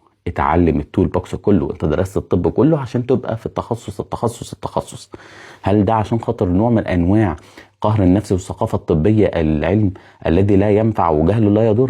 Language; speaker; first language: Arabic; native; Arabic